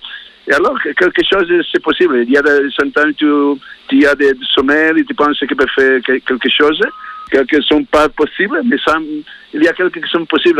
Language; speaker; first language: French; non-native, learner; Spanish